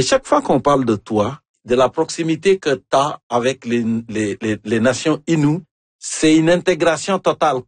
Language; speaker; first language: French; native; French